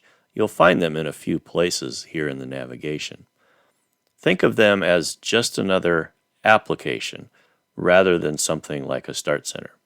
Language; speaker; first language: English; native; English